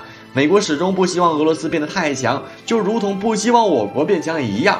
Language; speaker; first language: Chinese; native; Chinese